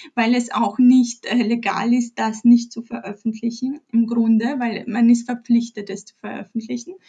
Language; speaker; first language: German; early bilingual, other home language; Polish